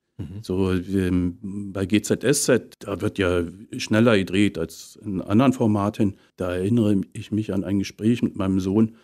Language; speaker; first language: German; native; German